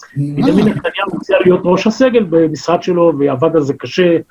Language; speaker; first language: Hebrew; native; Hebrew